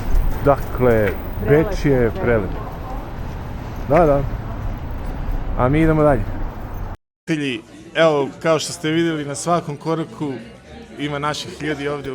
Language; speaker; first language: Serbian; native; Serbian